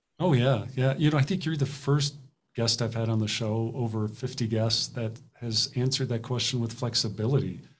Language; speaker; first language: English; native; English